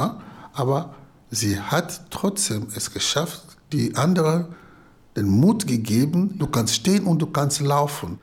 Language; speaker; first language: German; non-native, fluent; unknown